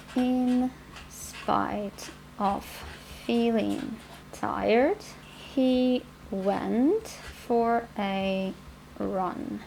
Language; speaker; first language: English; non-native, fluent; Ukrainian